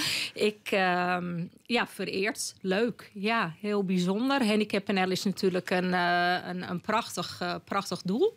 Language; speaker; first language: Dutch; native; Dutch